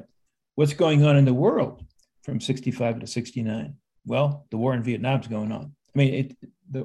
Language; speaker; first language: English; native; English